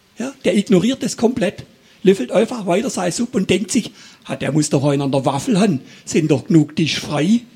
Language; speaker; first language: German; native; German